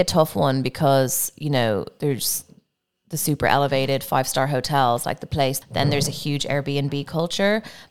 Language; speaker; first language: English; native; English